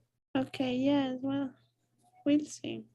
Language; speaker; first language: English; non-native, learner; Spanish